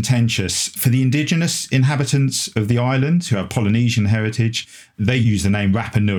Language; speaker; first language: English; native; English